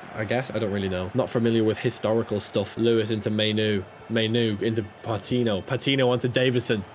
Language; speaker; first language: English; native; English